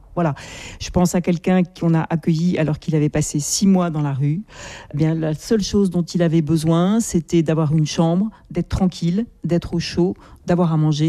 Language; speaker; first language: French; native; French